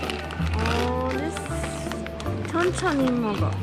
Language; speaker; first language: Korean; non-native, learner; English